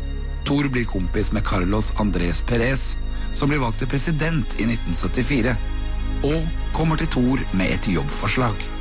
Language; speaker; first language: Norwegian; native; Norwegian